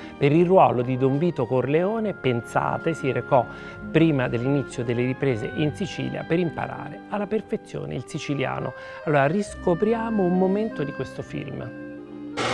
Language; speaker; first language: Italian; native; Italian